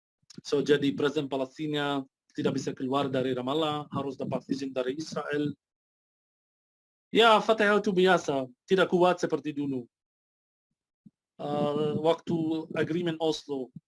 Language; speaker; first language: Indonesian; non-native, fluent; Arabic